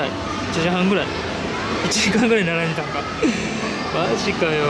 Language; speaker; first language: Japanese; native; Japanese